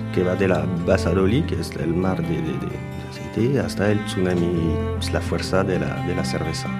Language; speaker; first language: Spanish; non-native, learner; French